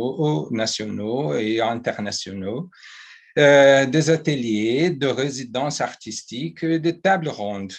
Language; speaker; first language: French; non-native, fluent; Portuguese